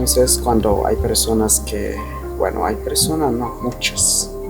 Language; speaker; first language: Spanish; non-native, local second language; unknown